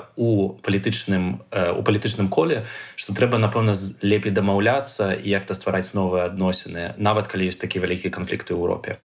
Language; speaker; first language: Belarusian; native; Belarusian